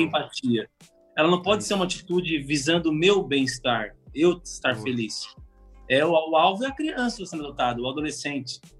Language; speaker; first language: Portuguese; native; Portuguese